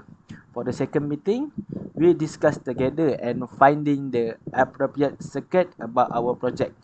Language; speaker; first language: English; non-native, learner; Malay